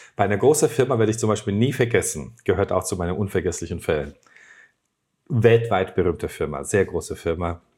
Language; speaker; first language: German; non-native, fluent; Turkish